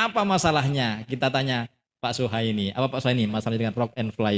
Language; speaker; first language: Indonesian; native; Indonesian